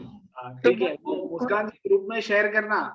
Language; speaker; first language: Hindi; native; Hindi